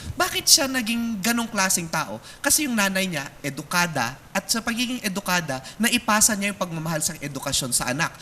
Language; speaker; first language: Filipino; native; Filipino